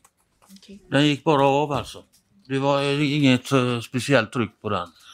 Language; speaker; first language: Swedish; native; Swedish